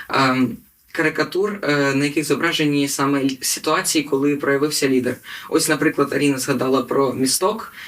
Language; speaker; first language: Ukrainian; native; Ukrainian